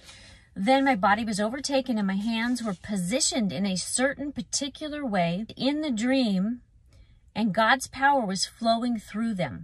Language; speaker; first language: English; native; English